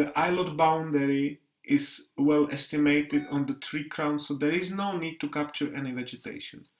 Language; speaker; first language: English; non-native, fluent; Czech